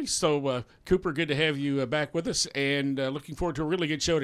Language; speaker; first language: English; native; English